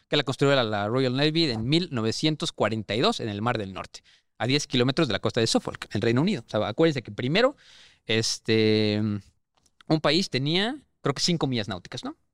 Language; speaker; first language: Spanish; native; Spanish